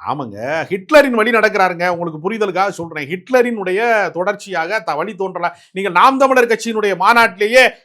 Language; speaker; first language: Tamil; native; Tamil